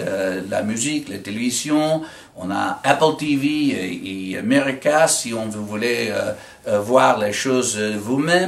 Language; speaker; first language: French; non-native, fluent; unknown